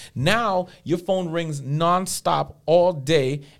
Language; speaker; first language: English; native; English